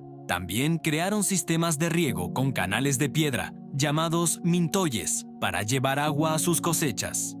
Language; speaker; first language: Spanish; native; Spanish